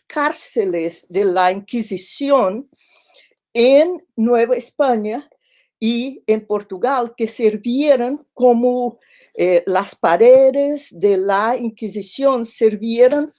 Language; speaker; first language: Spanish; non-native, fluent; Portuguese